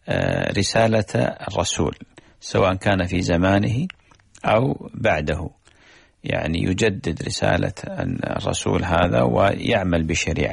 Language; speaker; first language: Arabic; native; Arabic